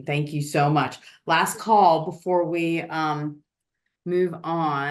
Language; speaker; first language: English; native; English